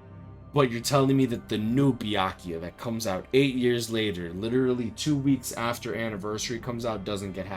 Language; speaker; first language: English; native; English